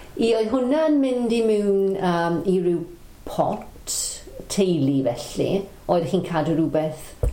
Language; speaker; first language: Welsh; non-native, local second language; English